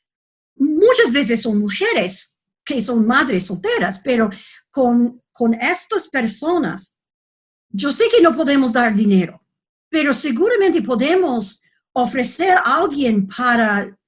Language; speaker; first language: Spanish; non-native, fluent; English